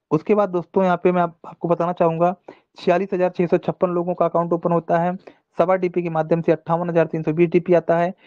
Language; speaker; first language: Hindi; non-native, local second language; Telugu